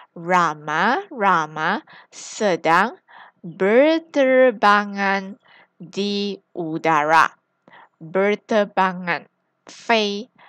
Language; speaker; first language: Malay; non-native, local second language; Chinese